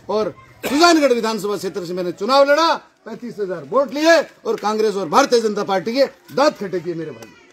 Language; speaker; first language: Hindi; native; Hindi